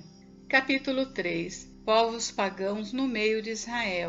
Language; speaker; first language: Portuguese; native; Portuguese